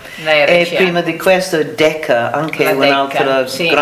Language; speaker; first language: Italian; non-native, learner; English